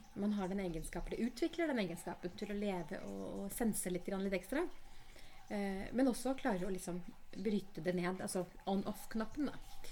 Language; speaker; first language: Norwegian; early bilingual, other home language; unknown